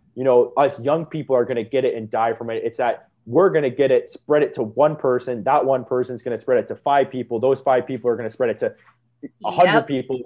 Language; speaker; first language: English; native; English